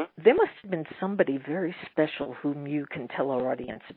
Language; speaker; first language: English; native; English